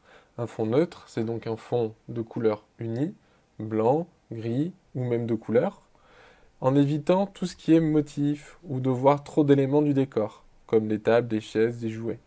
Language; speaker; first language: French; native; French